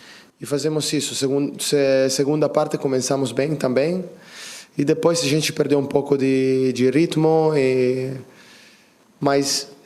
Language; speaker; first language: Portuguese; non-native, fluent; Italian